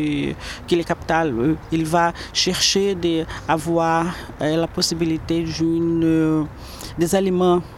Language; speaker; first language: French; non-native, learner; Portuguese